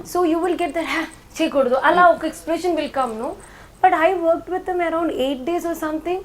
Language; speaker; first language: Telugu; non-native, learner; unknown